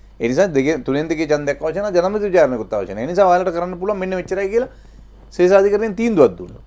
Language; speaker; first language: Sinhala; native; Sinhala